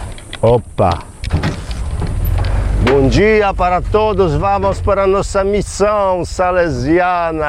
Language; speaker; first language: Portuguese; non-native, learner; Polish